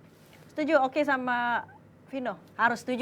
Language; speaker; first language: Indonesian; native; Indonesian